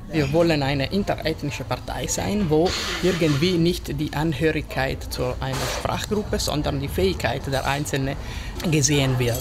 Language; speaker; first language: German; non-native, local second language; Italian